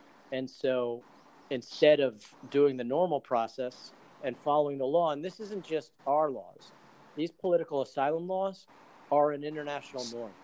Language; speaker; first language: English; native; English